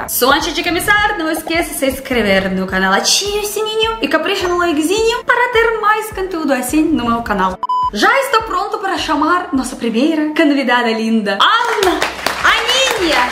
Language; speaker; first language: Portuguese; non-native, learner; Russian